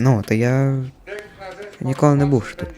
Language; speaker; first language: Polish; non-native, learner; Ukrainian